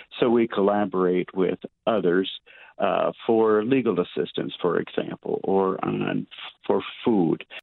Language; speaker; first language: English; native; English